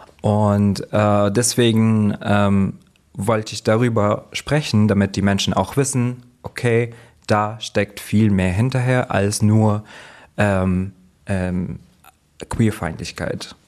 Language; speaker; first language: German; non-native, fluent; Arabic